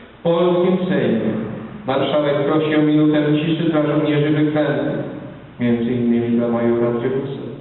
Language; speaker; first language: Polish; native; Polish